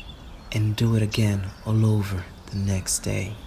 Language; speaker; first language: English; native; English